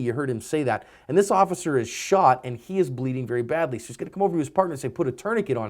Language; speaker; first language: English; native; English